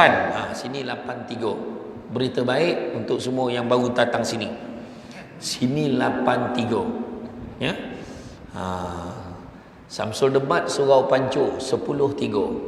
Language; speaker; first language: Malay; native; Malay